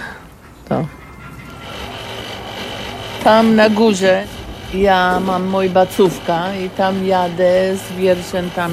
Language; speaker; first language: Polish; non-native, learner; English